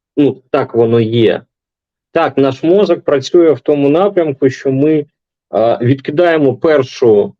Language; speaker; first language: Ukrainian; non-native, local second language; Russian